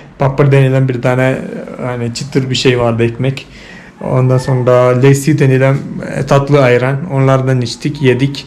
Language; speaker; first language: Turkish; non-native, fluent; Malayalam